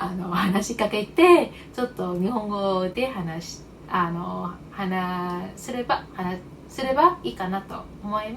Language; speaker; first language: Japanese; non-native, fluent; Vietnamese